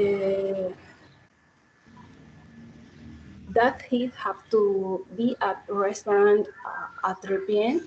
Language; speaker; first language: English; non-native, learner; Spanish